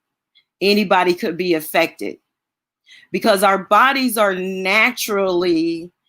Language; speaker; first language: English; native; English